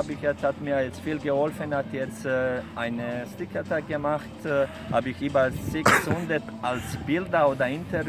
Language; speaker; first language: German; non-native, fluent; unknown